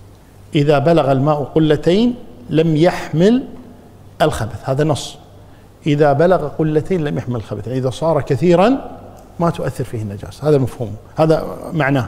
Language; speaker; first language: Arabic; native; Arabic